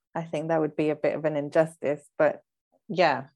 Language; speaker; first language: English; early bilingual, other home language; Hindi